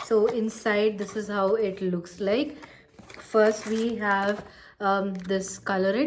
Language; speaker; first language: English; non-native, local second language; Hindi